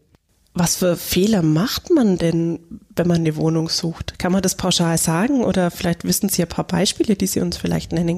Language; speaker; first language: German; native; German